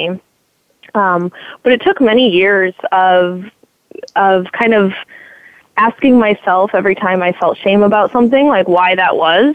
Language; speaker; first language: English; native; English